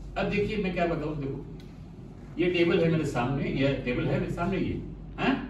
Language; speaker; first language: Hindi; non-native, local second language; Sindhi